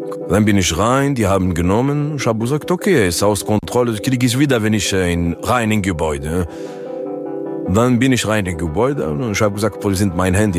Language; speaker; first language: German; non-native, learner; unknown